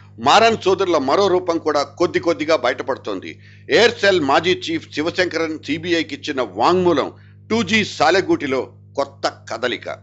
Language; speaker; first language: Telugu; native; Telugu